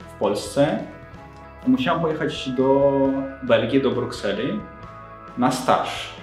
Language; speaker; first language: Polish; non-native, fluent; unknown